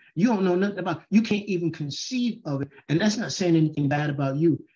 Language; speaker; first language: English; native; English